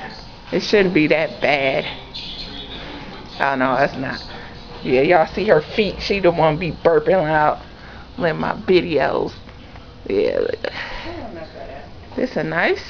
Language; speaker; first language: English; native; English